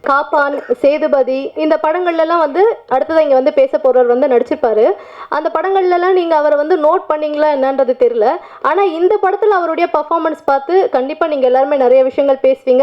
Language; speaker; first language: Tamil; native; Tamil